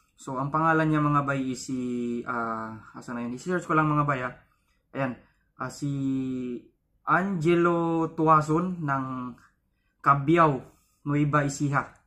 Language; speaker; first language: Filipino; non-native, local second language; Cebuano